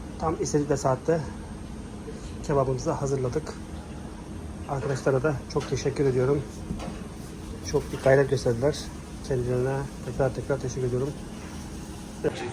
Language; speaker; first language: Turkish; native; Turkish